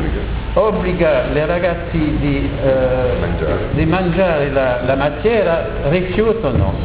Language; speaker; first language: Italian; non-native, learner; French